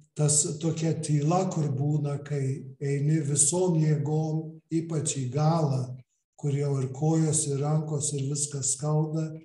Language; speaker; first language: Lithuanian; early bilingual, heritage; English